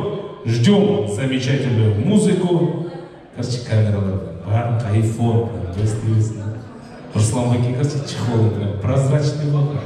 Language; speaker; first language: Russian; non-native, local second language; Kyrgyz